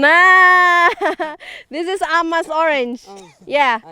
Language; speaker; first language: English; non-native, learner; Indonesian